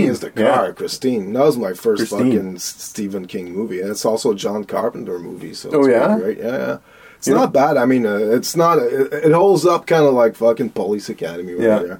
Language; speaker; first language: English; native; English